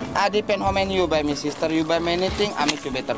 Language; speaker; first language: English; non-native, learner; Indonesian